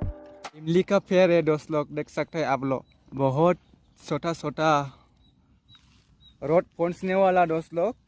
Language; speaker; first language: Hindi; non-native, local second language; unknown